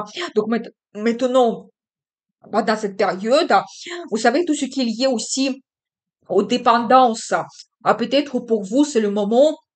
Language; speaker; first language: French; non-native, fluent; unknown